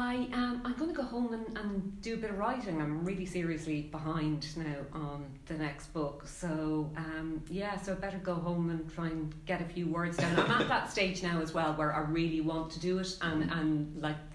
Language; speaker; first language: English; native; English